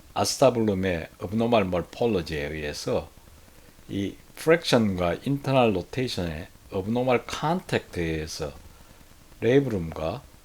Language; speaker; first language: Korean; native; Korean